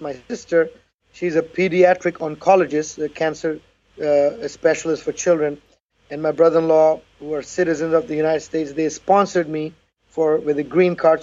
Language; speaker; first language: English; non-native, local second language; Urdu